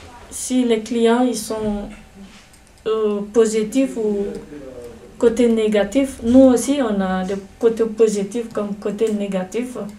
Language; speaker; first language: French; non-native, fluent; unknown